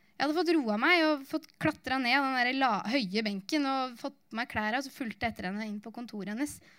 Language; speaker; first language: Norwegian; native; Norwegian